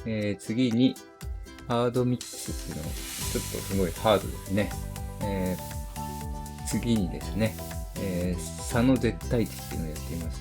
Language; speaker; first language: Japanese; native; Japanese